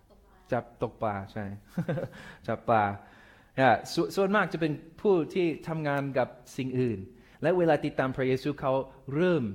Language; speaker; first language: Thai; non-native, fluent; English